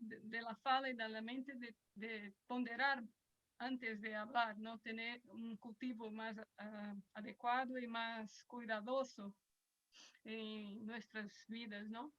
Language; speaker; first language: Spanish; non-native, fluent; Portuguese